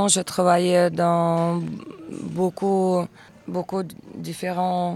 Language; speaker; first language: French; non-native, fluent; Russian